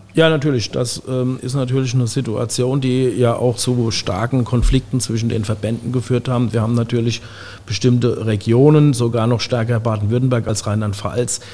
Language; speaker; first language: German; native; German